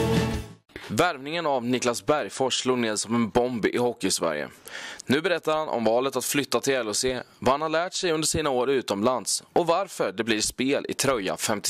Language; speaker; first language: Swedish; native; Swedish